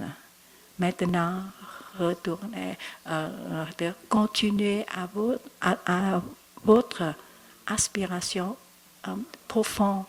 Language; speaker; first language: French; non-native, learner; Vietnamese